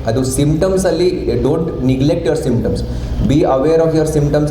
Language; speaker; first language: Kannada; non-native, fluent; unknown